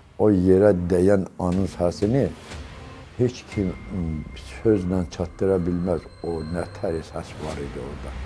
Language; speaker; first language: Azerbaijani; non-native, local second language; Avaric